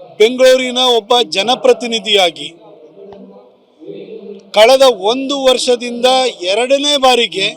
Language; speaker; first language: Kannada; native; Kannada